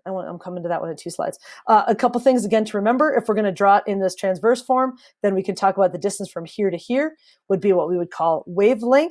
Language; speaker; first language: English; native; English